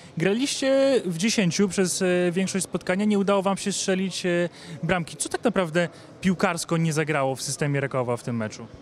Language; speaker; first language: Polish; native; Polish